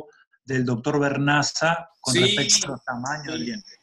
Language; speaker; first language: Spanish; native; Spanish